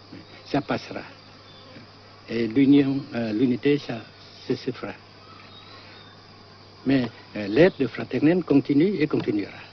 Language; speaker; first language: French; non-native, local second language; Vietnamese